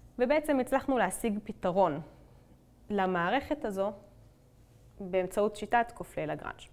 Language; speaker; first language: Hebrew; native; Hebrew